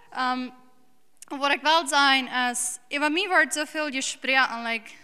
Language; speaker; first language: German; early bilingual, heritage; English